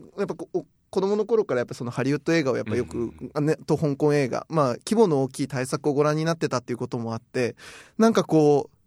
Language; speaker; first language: Japanese; native; Japanese